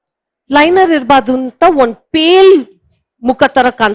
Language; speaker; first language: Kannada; non-native, learner; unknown